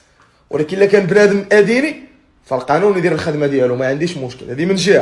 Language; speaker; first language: Arabic; native; Arabic